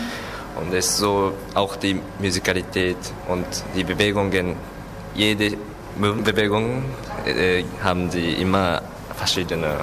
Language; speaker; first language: German; non-native, learner; Japanese